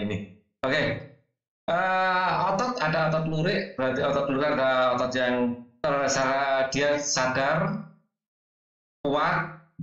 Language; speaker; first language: Indonesian; native; Indonesian